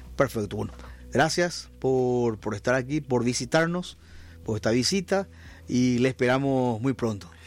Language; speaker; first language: Spanish; native; Spanish